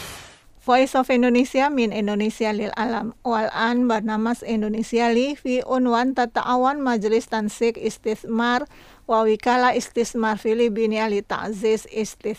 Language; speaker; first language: Arabic; non-native, fluent; Indonesian